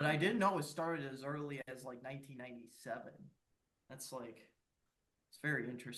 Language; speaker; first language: English; native; English